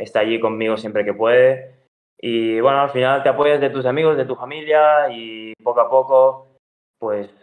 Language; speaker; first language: Spanish; native; Spanish